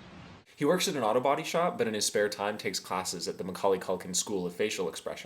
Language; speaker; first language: English; native; English